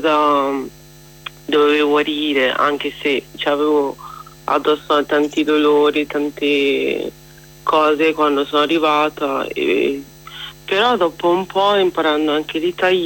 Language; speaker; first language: Italian; non-native, fluent; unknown